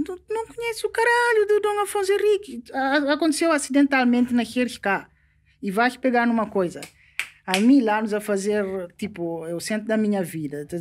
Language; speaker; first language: Portuguese; non-native, local second language; Upper Guinea Crioulo